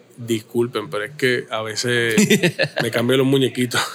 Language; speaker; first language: Spanish; native; Spanish